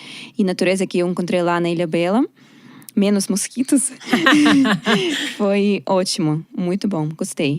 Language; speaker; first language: Portuguese; non-native, learner; Russian